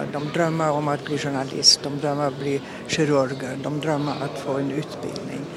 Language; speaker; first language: Swedish; non-native, fluent; German